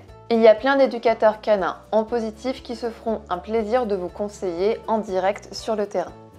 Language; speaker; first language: French; native; French